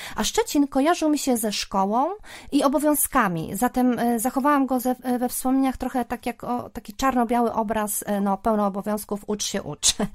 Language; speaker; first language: Polish; native; Polish